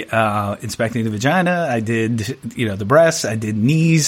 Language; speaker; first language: English; native; English